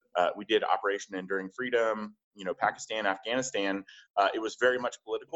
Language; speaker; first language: English; native; English